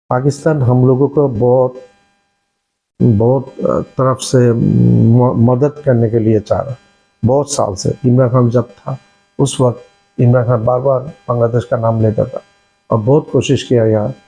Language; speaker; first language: Hindi; non-native, learner; Bangla